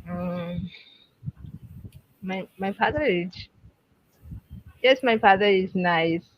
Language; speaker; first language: English; non-native, learner; Odia